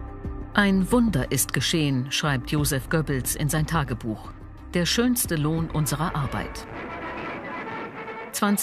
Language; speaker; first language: German; native; German